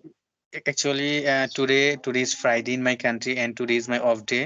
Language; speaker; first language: English; non-native, learner; Bangla